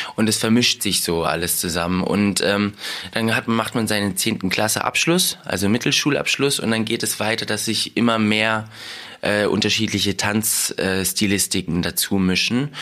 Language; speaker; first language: German; early bilingual, other home language; Russian